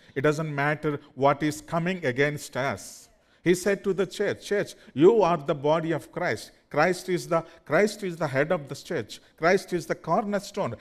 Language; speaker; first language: English; non-native, fluent; Telugu